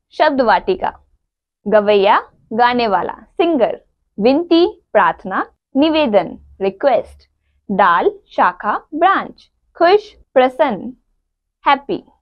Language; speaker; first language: Hindi; native; Hindi